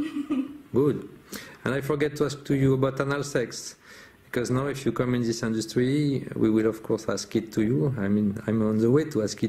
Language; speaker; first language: English; non-native, fluent; French